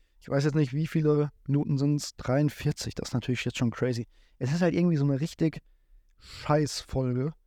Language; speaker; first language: German; native; German